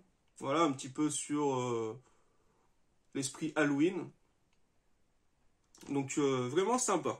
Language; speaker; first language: French; native; French